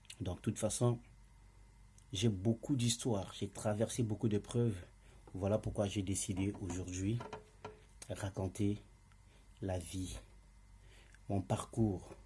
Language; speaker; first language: French; non-native, local second language; Lingala